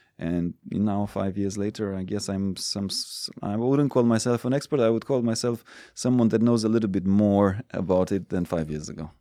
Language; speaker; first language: English; non-native, fluent; Romanian